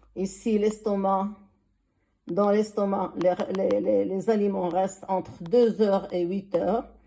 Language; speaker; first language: French; non-native, local second language; Arabic